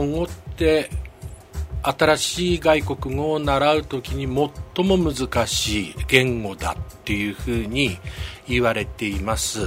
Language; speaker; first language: Japanese; native; Japanese